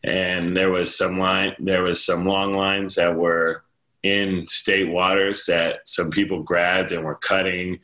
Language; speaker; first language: English; native; English